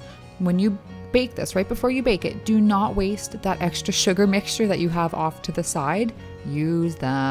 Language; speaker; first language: English; native; English